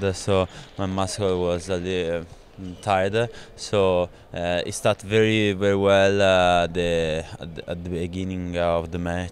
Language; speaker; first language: English; non-native, learner; Italian